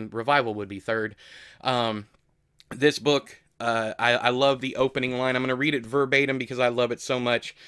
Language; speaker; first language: English; native; English